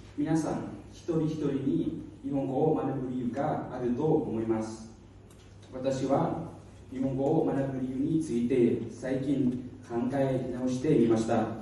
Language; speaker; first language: Japanese; non-native, learner; Hmong